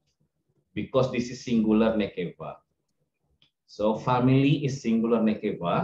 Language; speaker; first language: English; non-native, fluent; Indonesian